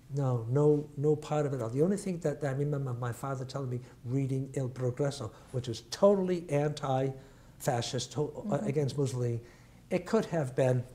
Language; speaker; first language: English; early bilingual, other home language; Italian